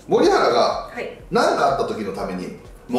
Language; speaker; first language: Japanese; native; Japanese